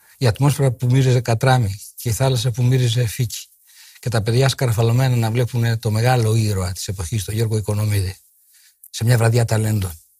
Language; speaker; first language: Greek; native; Greek